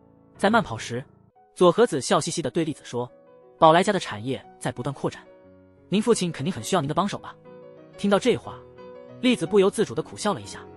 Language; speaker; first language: Chinese; native; Chinese